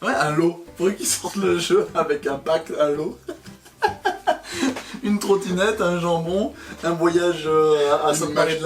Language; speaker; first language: French; native; French